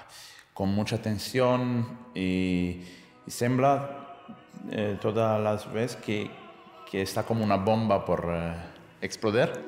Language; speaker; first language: Spanish; non-native, fluent; Italian